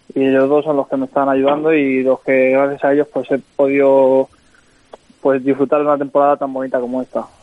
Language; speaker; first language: Spanish; native; Spanish